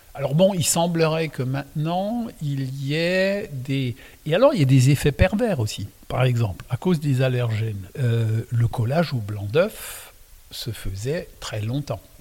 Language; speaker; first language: French; non-native, local second language; Swiss German